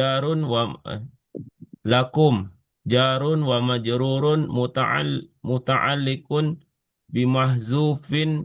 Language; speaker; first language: Arabic; non-native, learner; Indonesian